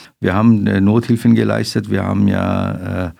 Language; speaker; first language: German; non-native, fluent; Persian